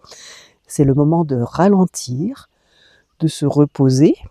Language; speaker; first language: French; native; French